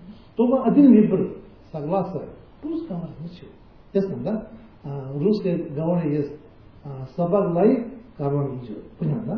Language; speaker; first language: Russian; non-native, learner; Tibetan